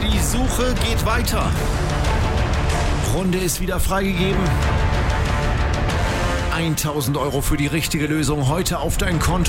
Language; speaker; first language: German; native; German